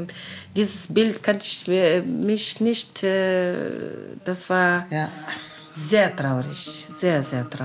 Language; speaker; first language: German; non-native, learner; Arabic